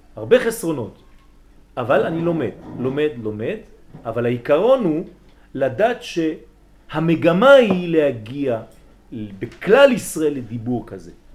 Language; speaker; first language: Hebrew; early bilingual, heritage; Hebrew